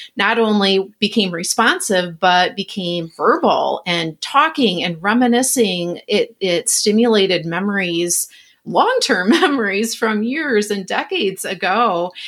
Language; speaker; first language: English; native; English